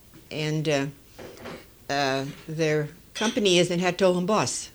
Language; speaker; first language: English; early bilingual, other home language; Dutch